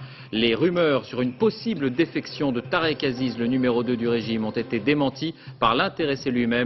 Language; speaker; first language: French; native; French